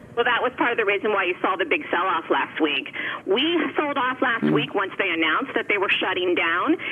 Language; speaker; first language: English; native; English